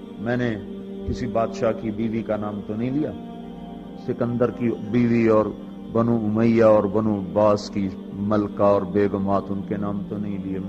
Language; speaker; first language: Urdu; non-native, local second language; Punjabi